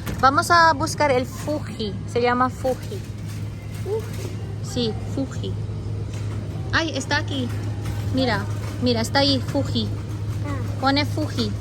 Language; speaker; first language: Spanish; non-native, fluent; Filipino